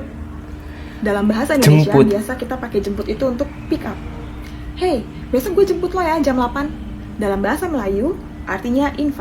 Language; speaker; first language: Indonesian; native; Indonesian